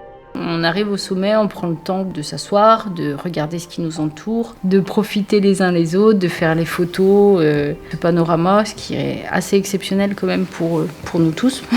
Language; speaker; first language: French; native; French